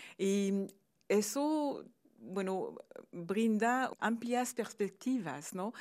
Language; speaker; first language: Spanish; non-native, fluent; French